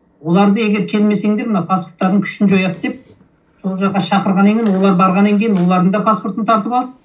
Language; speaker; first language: Kazakh; early bilingual, heritage; Kazakh